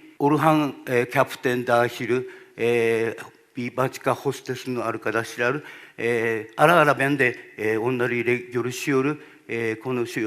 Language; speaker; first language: Turkish; non-native, learner; Japanese